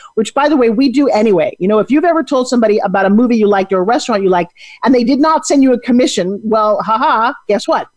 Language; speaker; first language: English; native; English